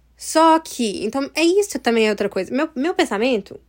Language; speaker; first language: Portuguese; early bilingual, heritage; English